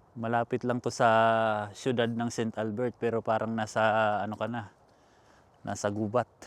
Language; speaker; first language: Filipino; native; Filipino